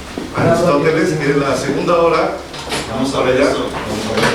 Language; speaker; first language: Spanish; native; Spanish